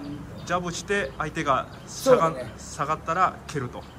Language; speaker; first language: Japanese; native; Japanese